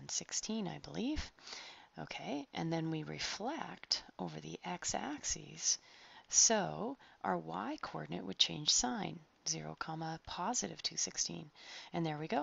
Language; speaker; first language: English; native; English